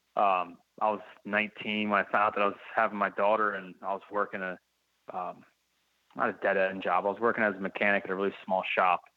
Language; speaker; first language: English; native; English